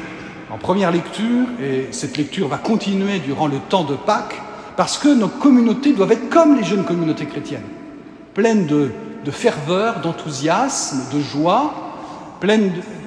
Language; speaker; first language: French; native; French